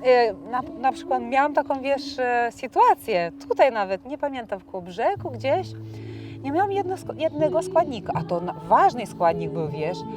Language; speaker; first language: Polish; non-native, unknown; Romanian